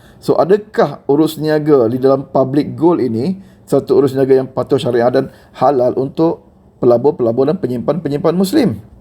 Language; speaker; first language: Malay; native; Malay